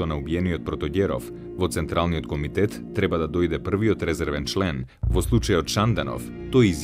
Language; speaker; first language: Macedonian; native; Macedonian